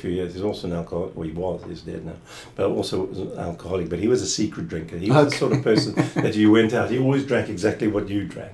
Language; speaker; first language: English; native; English